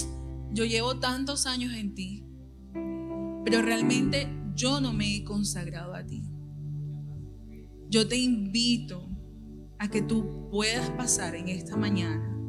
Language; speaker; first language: Spanish; native; Spanish